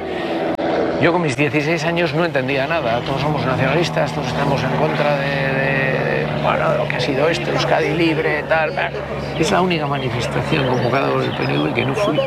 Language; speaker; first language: Spanish; native; Spanish